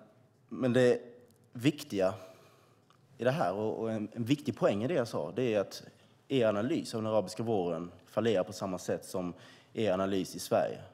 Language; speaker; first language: Swedish; native; Swedish